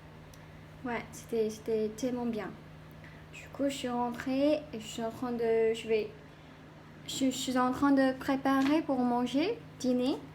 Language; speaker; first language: French; non-native, learner; Korean